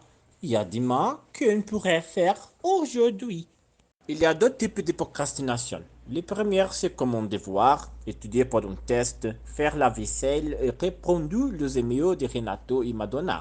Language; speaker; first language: French; non-native, learner; Portuguese